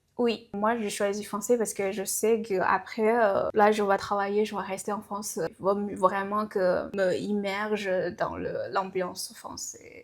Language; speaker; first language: French; non-native, fluent; Chinese